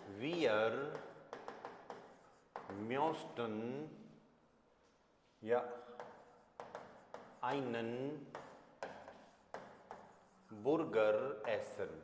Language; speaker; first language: German; non-native, fluent; Hindi